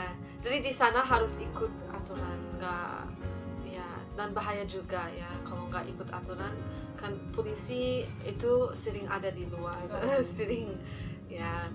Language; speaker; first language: Indonesian; non-native, fluent; English